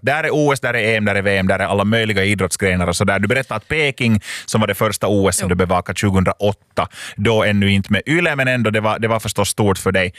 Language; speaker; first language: Swedish; native; Swedish